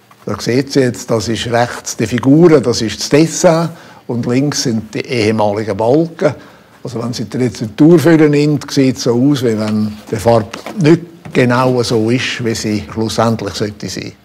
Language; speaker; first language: German; native; German